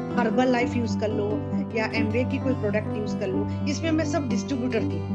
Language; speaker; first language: Hindi; non-native, local second language; Kannada